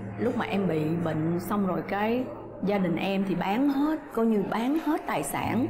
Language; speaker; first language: Vietnamese; native; Vietnamese